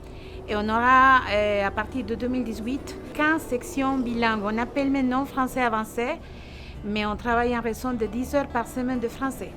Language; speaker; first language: French; non-native, local second language; Spanish